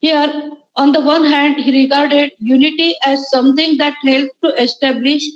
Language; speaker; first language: English; non-native, local second language; Marathi